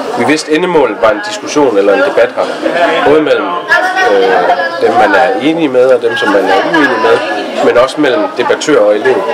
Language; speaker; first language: Danish; native; Danish